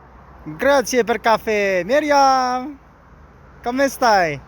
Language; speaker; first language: Italian; non-native, learner; French